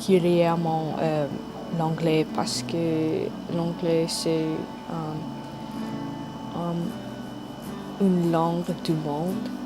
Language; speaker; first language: French; non-native, learner; English